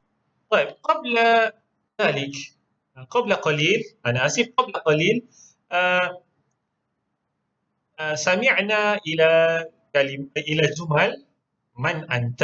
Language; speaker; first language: Arabic; non-native, local second language; Malay